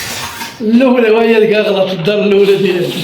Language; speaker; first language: Arabic; native; Arabic